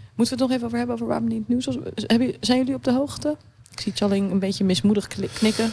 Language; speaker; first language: Dutch; native; Dutch